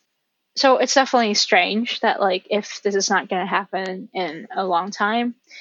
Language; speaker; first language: English; non-native, local second language; Cantonese